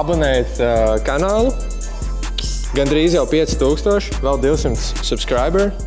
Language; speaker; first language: Latvian; native; Latvian